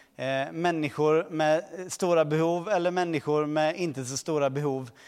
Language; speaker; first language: Swedish; early bilingual, other home language; Portuguese